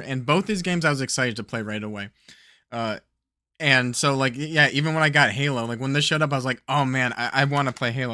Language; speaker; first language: English; native; English